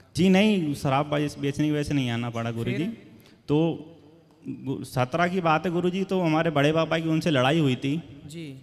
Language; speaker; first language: Hindi; native; Hindi